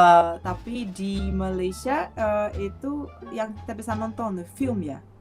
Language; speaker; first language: Indonesian; non-native, fluent; Russian